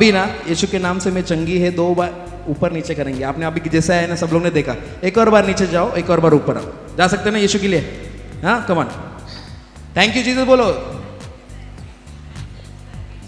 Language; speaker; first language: Hindi; non-native, local second language; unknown